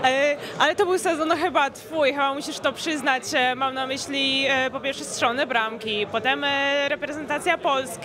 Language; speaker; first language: Polish; native; Polish